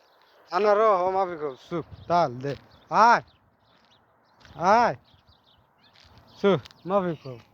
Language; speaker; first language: Arabic; non-native, learner; Hindi